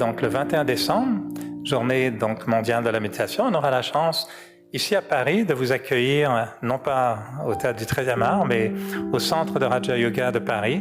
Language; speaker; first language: French; native; French